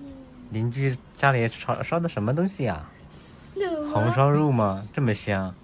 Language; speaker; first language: Chinese; native; Chinese